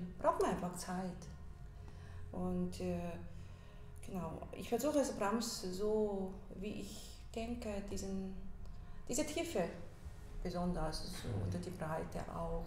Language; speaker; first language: German; non-native, fluent; Korean